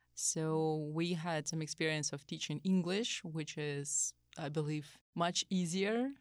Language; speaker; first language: English; non-native, fluent; Russian